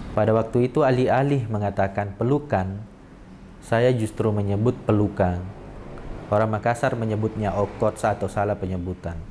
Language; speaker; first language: Indonesian; non-native, local second language; Buginese